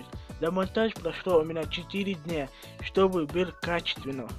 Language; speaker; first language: Russian; non-native, fluent; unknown